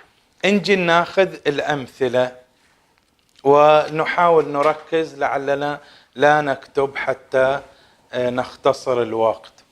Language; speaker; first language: Arabic; native; Arabic